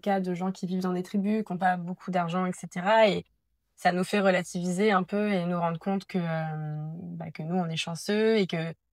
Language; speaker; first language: French; native; French